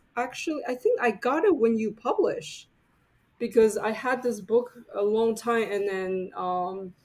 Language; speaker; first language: English; non-native, fluent; Chinese